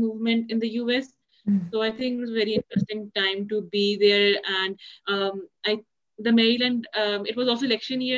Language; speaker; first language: English; non-native, local second language; Urdu